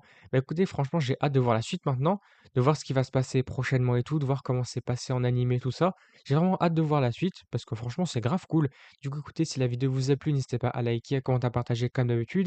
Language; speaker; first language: French; native; French